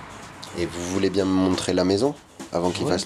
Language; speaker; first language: French; native; French